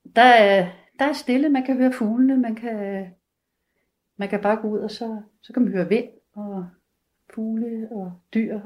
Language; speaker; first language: Danish; native; Danish